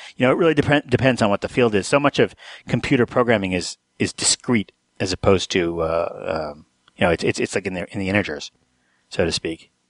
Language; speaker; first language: English; native; English